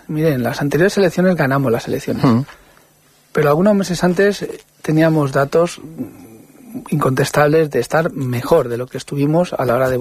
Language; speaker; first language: Spanish; native; Spanish